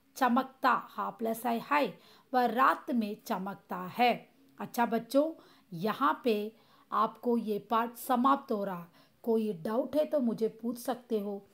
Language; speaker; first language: Hindi; non-native, local second language; Tamil